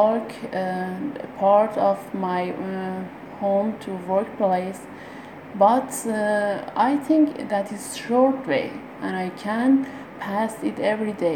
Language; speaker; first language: English; non-native, learner; Persian